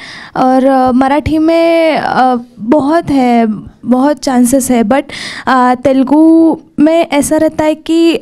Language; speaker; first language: Hindi; non-native, local second language; Marathi